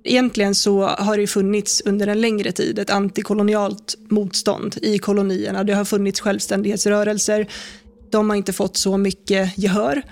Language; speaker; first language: Swedish; native; Swedish